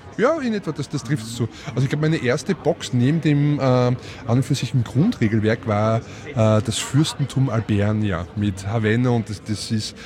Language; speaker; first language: German; native; German